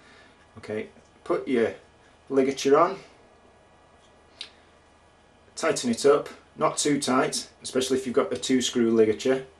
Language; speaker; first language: English; native; English